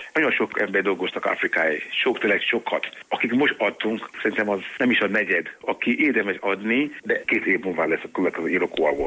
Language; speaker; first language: Hungarian; non-native, learner; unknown